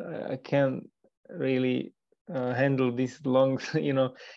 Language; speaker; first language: English; non-native, fluent; Slovak